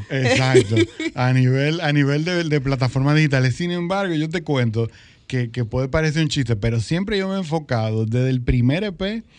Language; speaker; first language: Spanish; native; Spanish